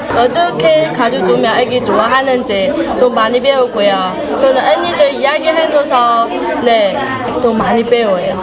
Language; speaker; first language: Korean; non-native, learner; Chinese